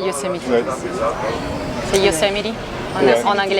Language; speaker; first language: French; non-native, fluent; Spanish